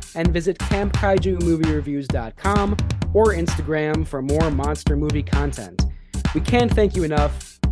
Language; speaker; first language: English; native; English